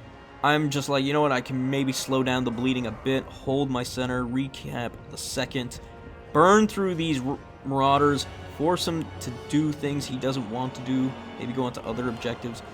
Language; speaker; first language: English; native; English